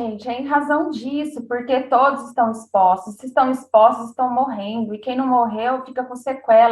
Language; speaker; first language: Portuguese; native; Portuguese